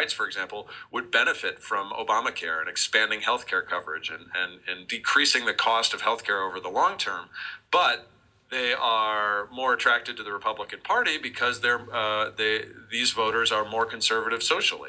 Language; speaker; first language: English; native; English